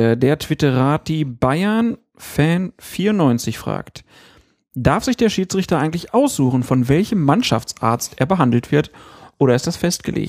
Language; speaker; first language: German; native; German